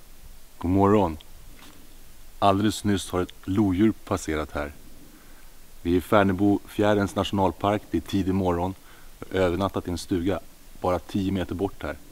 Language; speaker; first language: Swedish; native; Swedish